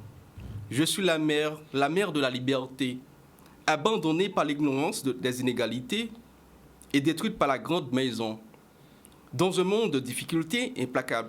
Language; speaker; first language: French; non-native, local second language; Haitian Creole